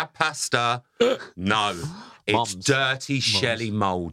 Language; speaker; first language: English; native; English